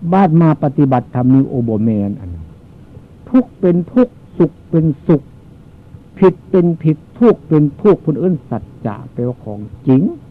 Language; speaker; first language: Thai; native; Thai